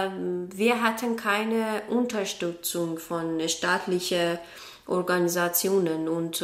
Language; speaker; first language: German; non-native, learner; Persian